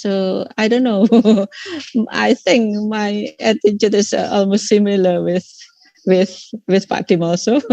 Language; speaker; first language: English; non-native, fluent; Indonesian